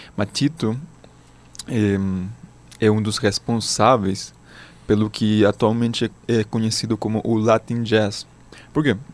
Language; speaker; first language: Portuguese; non-native, fluent; Spanish